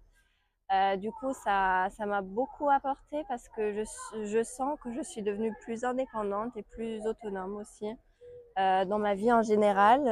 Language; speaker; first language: French; non-native, fluent; German